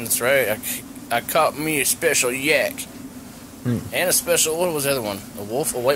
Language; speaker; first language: English; native; English